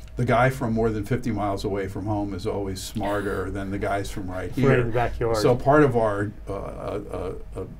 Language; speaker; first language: English; native; English